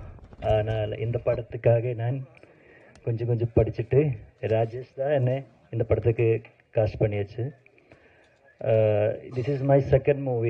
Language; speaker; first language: Tamil; non-native, learner; Malayalam